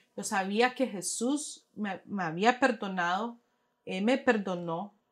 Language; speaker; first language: Spanish; early bilingual, heritage; Spanish